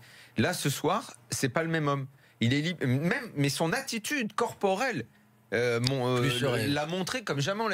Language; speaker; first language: French; native; French